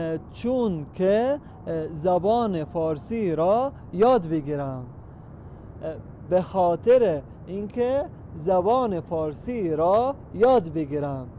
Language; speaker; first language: Persian; non-native, learner; Arabic